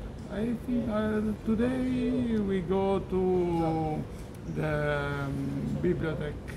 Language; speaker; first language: English; non-native, learner; Italian